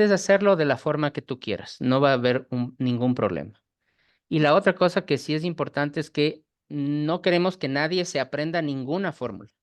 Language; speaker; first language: Spanish; native; Spanish